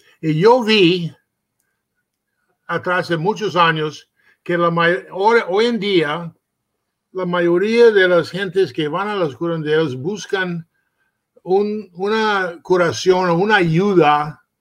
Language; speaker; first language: Spanish; early bilingual, heritage; Spanish